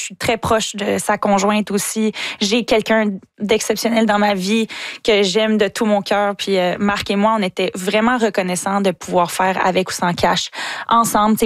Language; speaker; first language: French; native; French